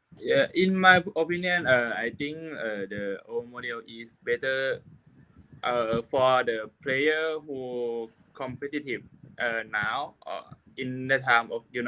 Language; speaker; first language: English; non-native, learner; Thai